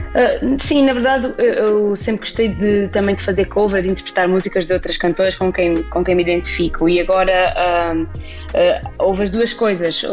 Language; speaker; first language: Portuguese; native; Portuguese